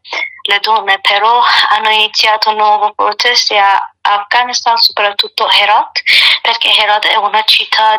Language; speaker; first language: Italian; non-native, learner; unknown